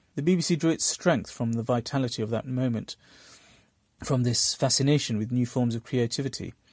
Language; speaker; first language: English; early bilingual, other home language; Bangla